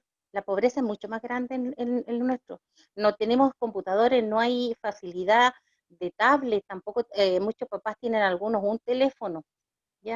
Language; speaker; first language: Spanish; native; Spanish